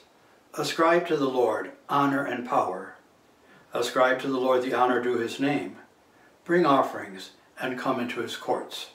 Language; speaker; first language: English; native; English